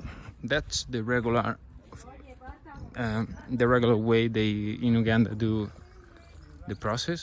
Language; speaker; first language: English; non-native, fluent; Italian